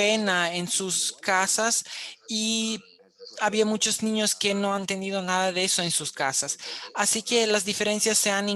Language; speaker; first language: Spanish; non-native, fluent; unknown